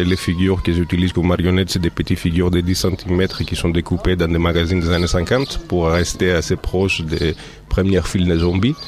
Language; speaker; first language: French; native; French